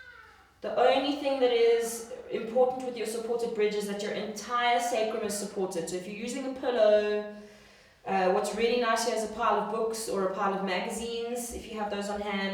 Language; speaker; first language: English; native; English